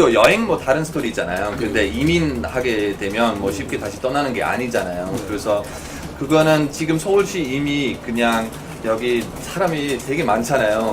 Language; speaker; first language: Korean; non-native, fluent; German